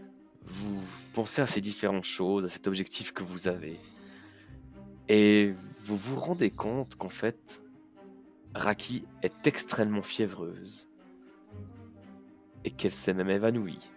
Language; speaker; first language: French; native; French